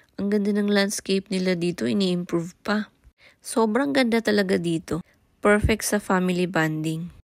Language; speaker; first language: Filipino; non-native, local second language; Iloko